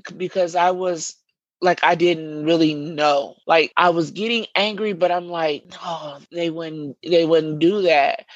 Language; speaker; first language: English; native; English